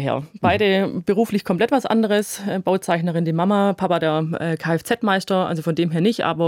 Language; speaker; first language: German; native; German